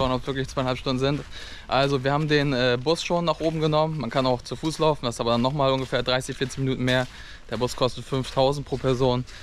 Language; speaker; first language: German; native; German